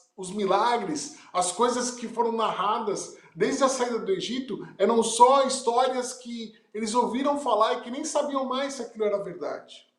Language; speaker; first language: Portuguese; native; Portuguese